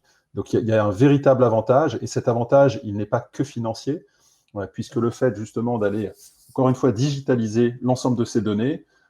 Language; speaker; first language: French; native; French